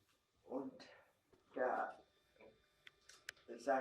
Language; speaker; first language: German; non-native, fluent; Czech